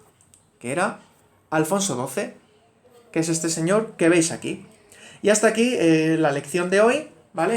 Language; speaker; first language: Spanish; native; Spanish